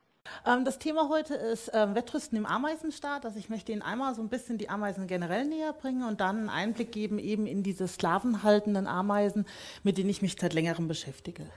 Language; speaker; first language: German; native; German